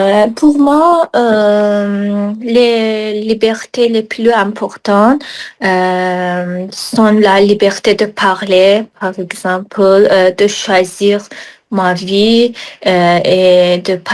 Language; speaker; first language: French; non-native, learner; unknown